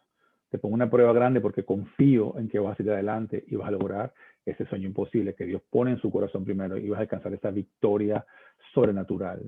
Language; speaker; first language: Spanish; native; Spanish